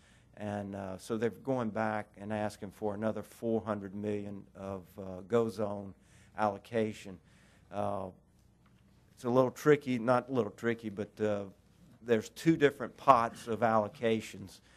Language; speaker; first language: English; native; English